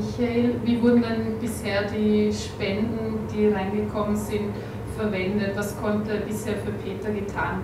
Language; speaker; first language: German; native; German